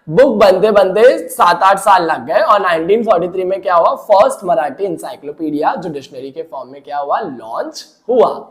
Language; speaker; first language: Hindi; non-native, local second language; Marathi